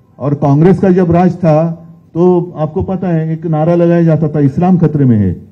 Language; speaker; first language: Hindi; non-native, local second language; Marathi